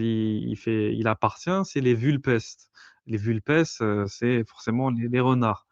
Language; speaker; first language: French; native; French